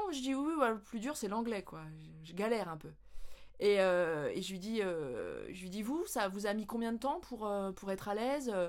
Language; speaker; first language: French; native; French